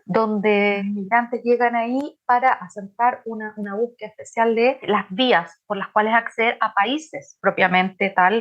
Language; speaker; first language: Spanish; native; Spanish